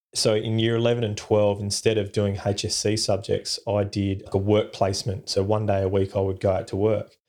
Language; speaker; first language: English; native; English